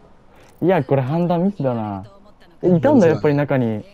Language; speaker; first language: Japanese; native; Japanese